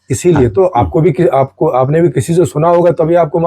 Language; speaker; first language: Hindi; native; Hindi